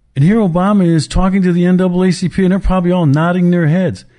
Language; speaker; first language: English; native; English